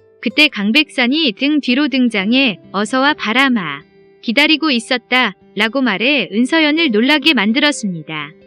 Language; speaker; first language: Korean; native; Korean